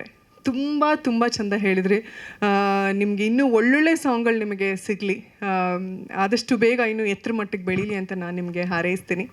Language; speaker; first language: Kannada; native; Kannada